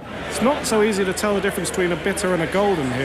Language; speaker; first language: English; native; English